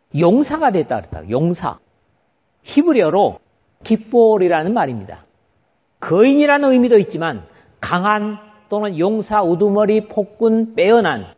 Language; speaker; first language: Korean; native; Korean